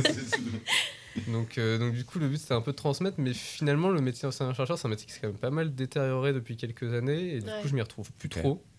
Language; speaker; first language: French; native; French